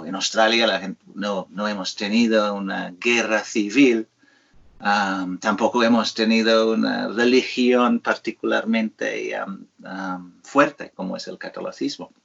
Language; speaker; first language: Spanish; non-native, fluent; English